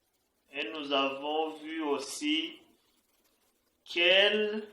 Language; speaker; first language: French; non-native, fluent; Kinyarwanda